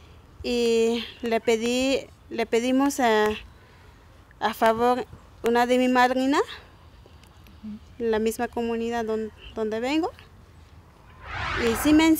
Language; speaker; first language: Spanish; non-native, local second language; Tzotzil